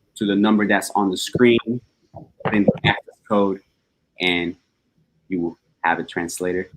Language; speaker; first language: English; early bilingual, other home language; Spanish